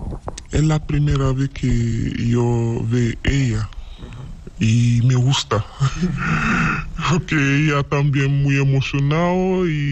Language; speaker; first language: Spanish; non-native, learner; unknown